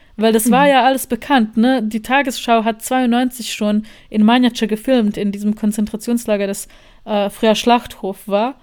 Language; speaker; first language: German; non-native, fluent; Bosnian